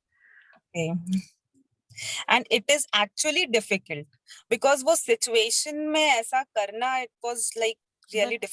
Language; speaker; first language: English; non-native, local second language; Hindi